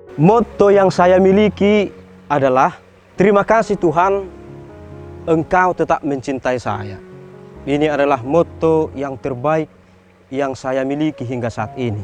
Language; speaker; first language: Indonesian; non-native, local second language; Batak Toba